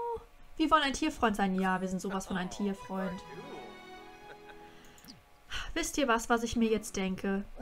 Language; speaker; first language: German; native; German